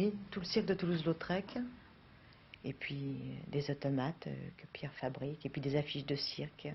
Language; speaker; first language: French; native; French